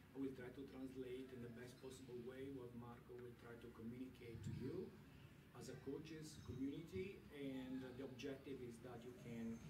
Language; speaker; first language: English; non-native, fluent; Italian